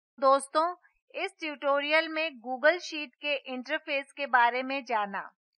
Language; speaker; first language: Hindi; non-native, local second language; Gujarati